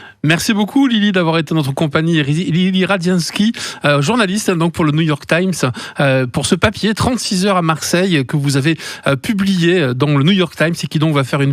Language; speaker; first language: French; native; French